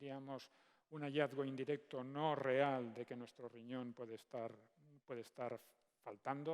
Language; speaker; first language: Spanish; native; Spanish